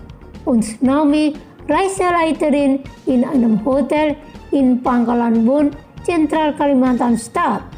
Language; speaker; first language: German; non-native, learner; Indonesian